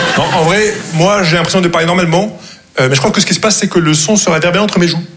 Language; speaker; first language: French; non-native, local second language; Arabic